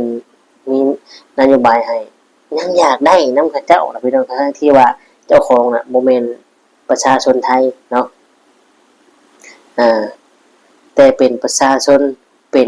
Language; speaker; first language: Thai; non-native, local second language; Northeastern Thai